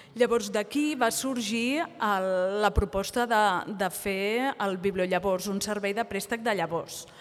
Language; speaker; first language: Catalan; native; Catalan